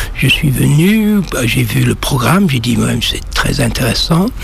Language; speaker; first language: French; non-native, fluent; English